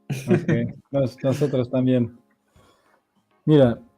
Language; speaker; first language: Spanish; non-native, learner; Portuguese